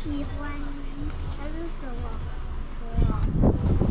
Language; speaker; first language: Chinese; early bilingual, heritage; Chinese